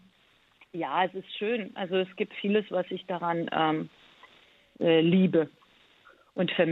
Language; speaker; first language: German; early bilingual, other home language; Persian